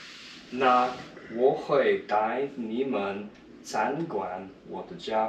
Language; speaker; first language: Chinese; non-native, learner; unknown